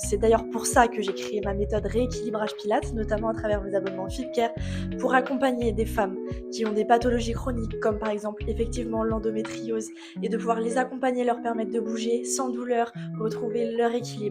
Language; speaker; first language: French; native; French